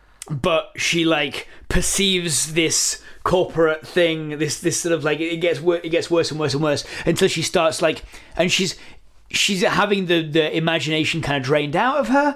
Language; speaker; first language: English; native; English